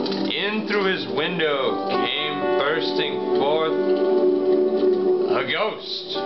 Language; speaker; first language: English; native; English